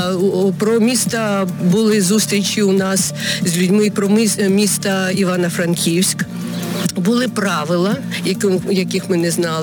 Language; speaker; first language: Ukrainian; non-native, local second language; Russian